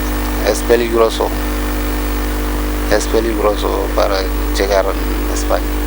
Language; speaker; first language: Spanish; non-native, learner; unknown